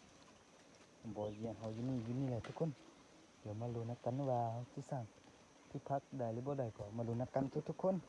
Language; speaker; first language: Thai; non-native, local second language; Lahu